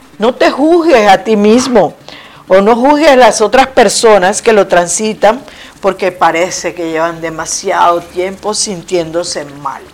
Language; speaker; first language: Spanish; native; Spanish